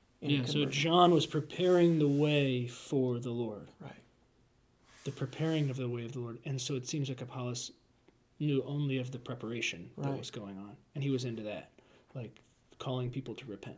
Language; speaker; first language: English; native; English